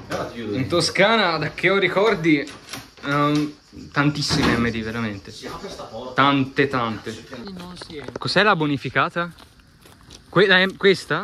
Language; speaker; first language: Italian; native; Italian